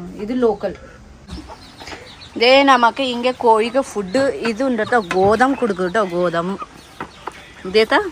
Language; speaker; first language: Malayalam; non-native, learner; Nepali